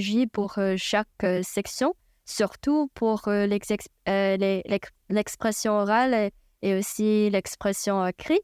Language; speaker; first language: French; non-native, fluent; Chinese